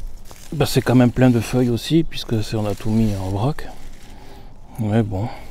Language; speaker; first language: French; native; French